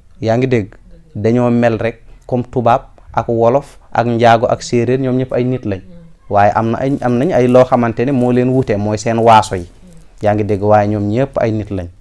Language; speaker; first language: Wolof; non-native, local second language; Fula